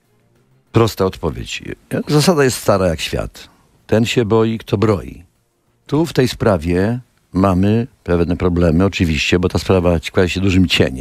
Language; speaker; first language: Polish; native; Polish